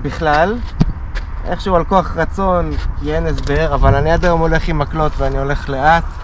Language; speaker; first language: Hebrew; early bilingual, other home language; Russian